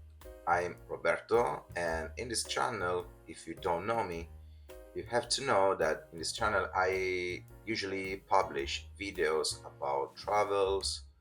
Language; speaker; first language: English; non-native, fluent; Italian